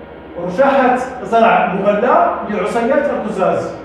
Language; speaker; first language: Arabic; native; Arabic